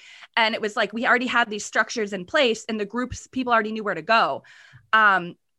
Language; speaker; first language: English; native; English